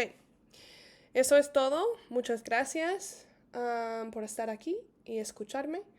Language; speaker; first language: Spanish; non-native, fluent; English